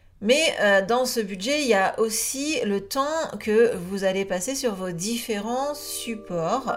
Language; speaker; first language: French; native; French